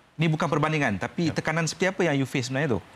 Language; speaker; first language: Malay; native; Malay